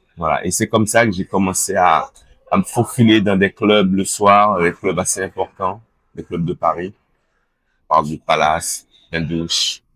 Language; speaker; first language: French; early bilingual, other home language; Haitian Creole